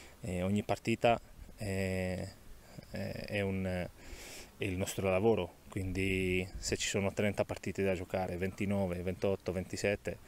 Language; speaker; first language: Italian; non-native, learner; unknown